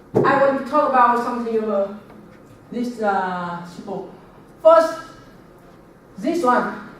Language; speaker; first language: English; non-native, learner; Vietnamese